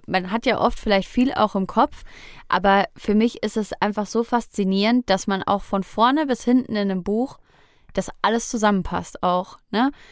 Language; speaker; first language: German; native; German